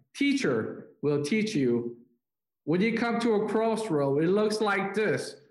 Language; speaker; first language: English; non-native, fluent; Korean